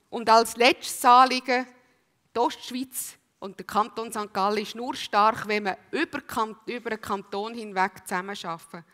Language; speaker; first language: German; native; German